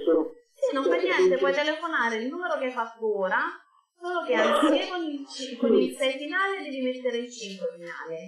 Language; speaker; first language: Italian; native; Italian